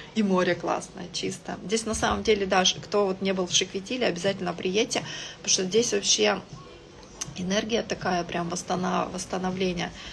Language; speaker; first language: Russian; native; Russian